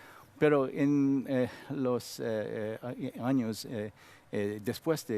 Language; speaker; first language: Spanish; non-native, learner; Korean